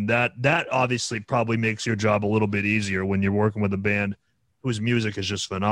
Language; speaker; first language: English; native; English